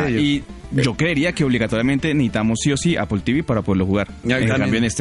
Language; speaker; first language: Spanish; native; Spanish